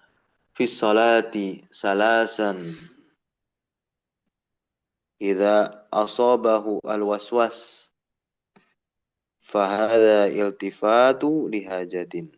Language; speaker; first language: Arabic; non-native, fluent; Indonesian